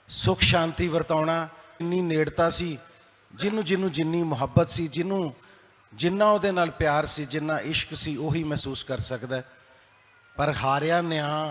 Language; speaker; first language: Punjabi; native; Punjabi